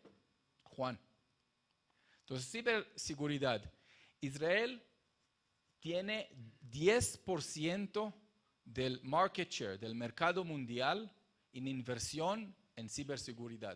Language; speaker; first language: Spanish; non-native, fluent; Hebrew